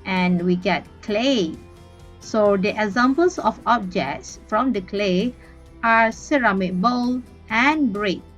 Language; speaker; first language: English; non-native, local second language; Malay